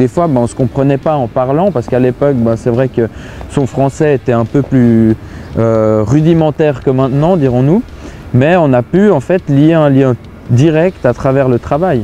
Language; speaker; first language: French; native; French